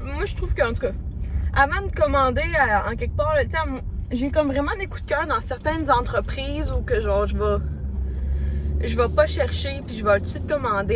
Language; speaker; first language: French; native; French